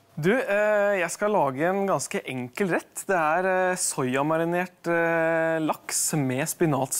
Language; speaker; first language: Norwegian; native; Norwegian